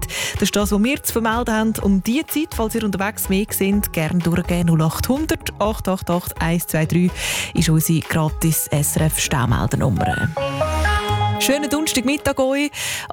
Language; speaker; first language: German; native; German